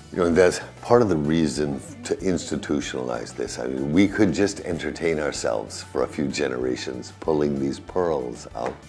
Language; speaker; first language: English; native; English